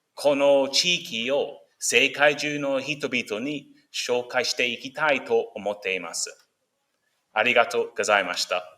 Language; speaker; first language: Japanese; non-native, fluent; English